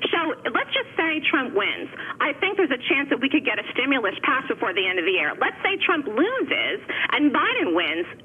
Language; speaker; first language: English; native; English